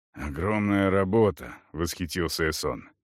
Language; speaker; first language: Russian; native; Russian